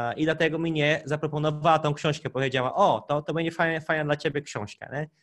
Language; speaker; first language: Polish; non-native, fluent; Portuguese